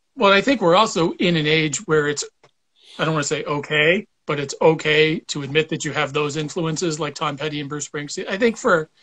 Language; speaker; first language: English; native; English